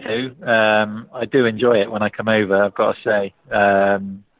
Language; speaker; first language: English; native; English